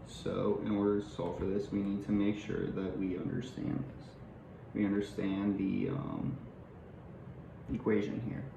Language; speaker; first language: English; native; English